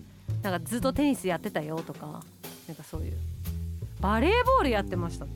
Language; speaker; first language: Japanese; native; Japanese